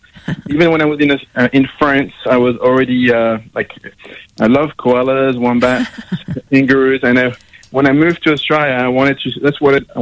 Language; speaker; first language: English; non-native, fluent; French